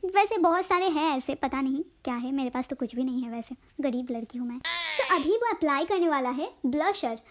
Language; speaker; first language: Hindi; non-native, local second language; Bangla